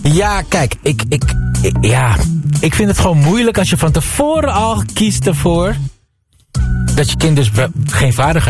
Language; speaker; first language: Dutch; native; Dutch